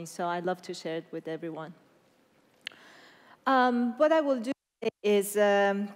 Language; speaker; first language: English; non-native, fluent; Persian